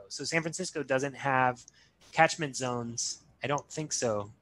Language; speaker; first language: English; native; English